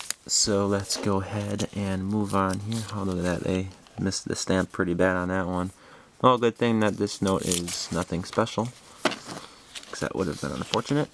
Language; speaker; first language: English; native; English